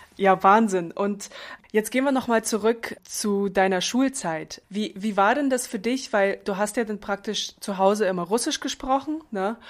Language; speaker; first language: German; early bilingual, other home language; Russian